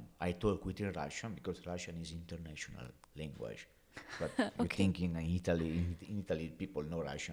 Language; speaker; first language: English; non-native, learner; Italian